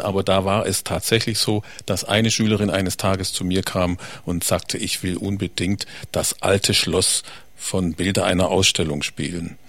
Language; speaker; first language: German; native; German